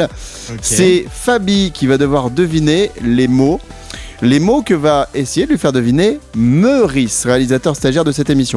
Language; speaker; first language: French; native; French